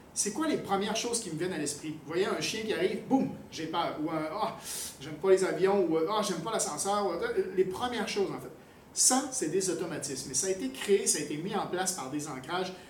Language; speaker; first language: French; native; French